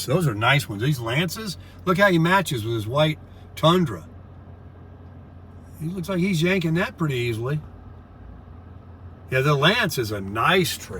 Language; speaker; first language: English; native; English